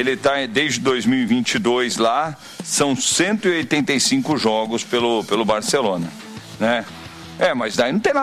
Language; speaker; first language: Portuguese; native; Portuguese